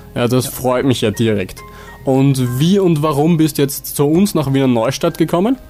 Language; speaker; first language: German; native; German